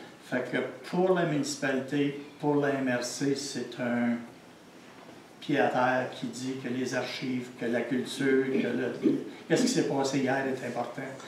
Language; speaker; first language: French; native; French